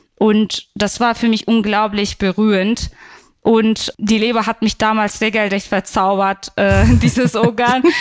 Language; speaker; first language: German; non-native, fluent; Turkish